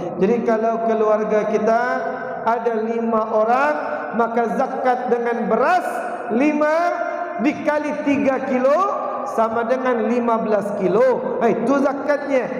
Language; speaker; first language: Malay; non-native, local second language; Minangkabau